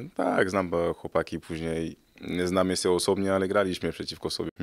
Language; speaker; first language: Polish; non-native, fluent; French